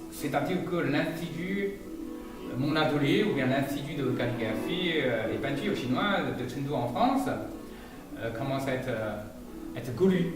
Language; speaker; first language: French; non-native, fluent; Chinese